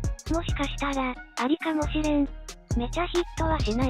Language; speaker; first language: Japanese; native; Japanese